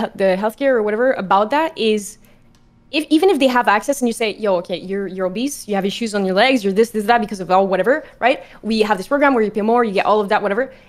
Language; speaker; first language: English; non-native, fluent; French